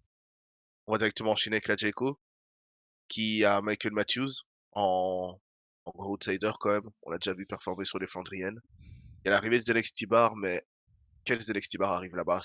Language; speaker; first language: French; native; French